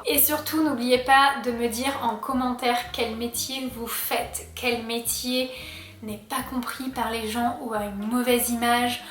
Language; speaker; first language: French; native; French